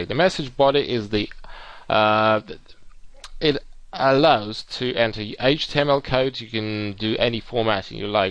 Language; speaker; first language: English; non-native, fluent; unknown